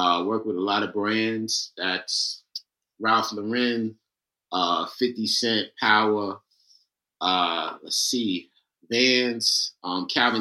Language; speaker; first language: English; native; English